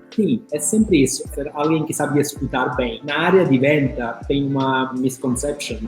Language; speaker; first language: Portuguese; non-native, fluent; Italian